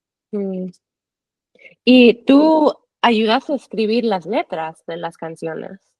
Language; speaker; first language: Spanish; early bilingual, heritage; English